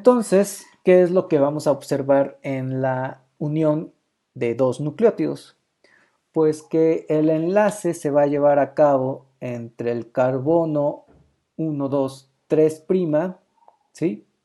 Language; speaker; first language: Spanish; native; Spanish